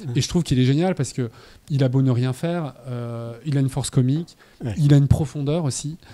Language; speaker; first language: French; native; French